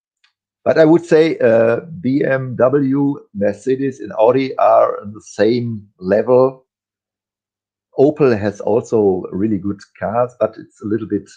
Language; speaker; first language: English; non-native, fluent; German